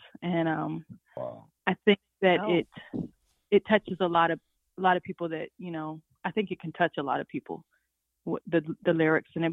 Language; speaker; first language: English; native; English